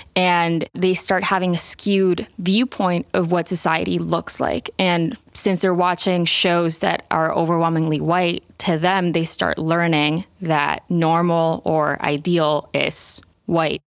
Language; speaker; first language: English; non-native, fluent; Spanish